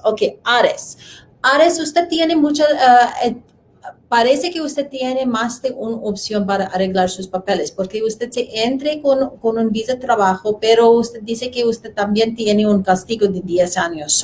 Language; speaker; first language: Spanish; non-native, learner; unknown